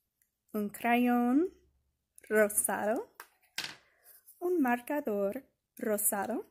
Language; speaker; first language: Spanish; non-native, fluent; English